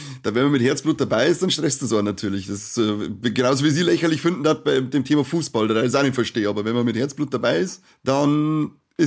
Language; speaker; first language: German; native; German